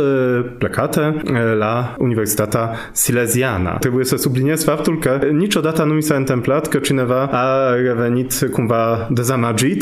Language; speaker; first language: Romanian; non-native, fluent; Polish